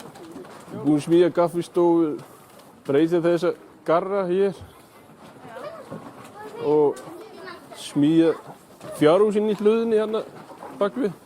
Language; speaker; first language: Icelandic; non-native, learner; Kalaallisut